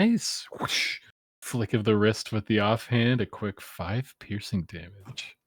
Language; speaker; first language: English; native; English